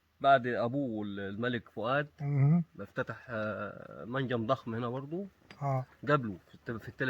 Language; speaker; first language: Arabic; native; Arabic